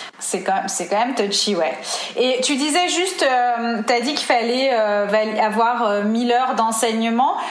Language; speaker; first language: French; native; French